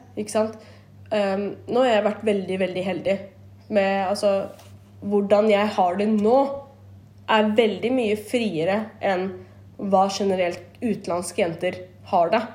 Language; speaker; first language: Norwegian; early bilingual, other home language; Kurdish